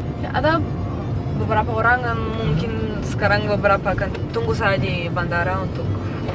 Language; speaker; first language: Indonesian; non-native, fluent; Bulgarian